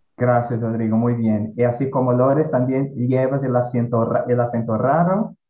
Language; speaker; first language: Spanish; non-native, fluent; Portuguese